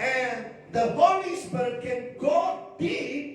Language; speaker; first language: English; non-native, local second language; Tamil